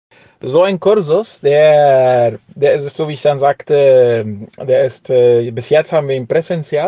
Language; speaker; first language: German; early bilingual, heritage; German